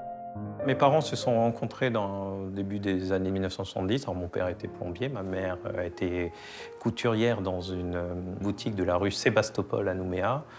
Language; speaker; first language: French; native; French